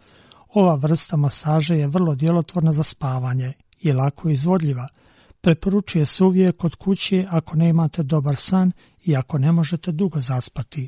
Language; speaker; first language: Croatian; non-native, fluent; Chinese